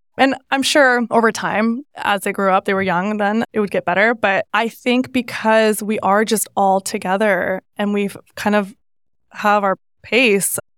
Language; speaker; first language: English; native; English